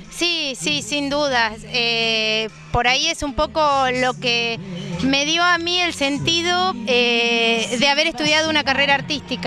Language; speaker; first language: Spanish; native; Spanish